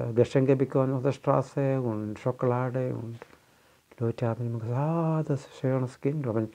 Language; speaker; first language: German; non-native, fluent; Malayalam